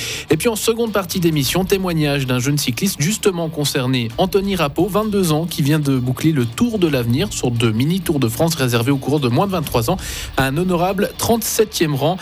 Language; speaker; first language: French; native; French